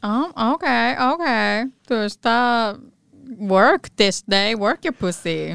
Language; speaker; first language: Icelandic; non-native, fluent; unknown